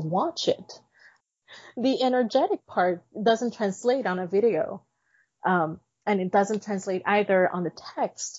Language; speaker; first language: English; native; English